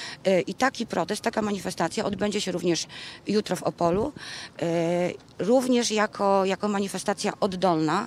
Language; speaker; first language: Polish; native; Polish